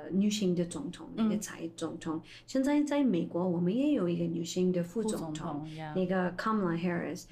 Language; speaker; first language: Chinese; non-native, fluent; English